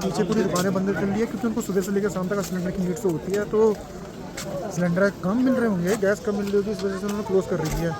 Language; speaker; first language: Hindi; native; Hindi